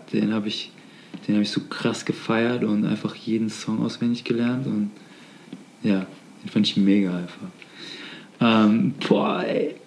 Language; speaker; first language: German; native; German